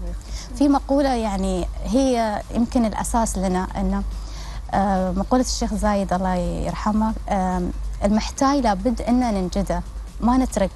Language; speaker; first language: Arabic; native; Arabic